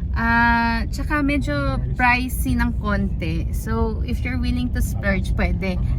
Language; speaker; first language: Filipino; native; Filipino